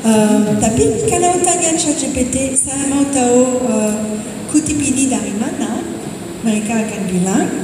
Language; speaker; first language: Indonesian; non-native, fluent; English